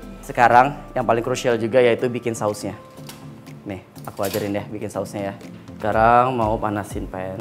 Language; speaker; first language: Indonesian; native; Indonesian